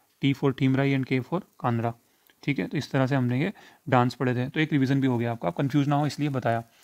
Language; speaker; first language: Hindi; native; Hindi